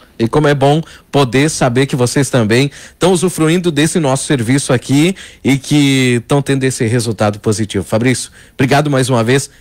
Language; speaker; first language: Portuguese; native; Portuguese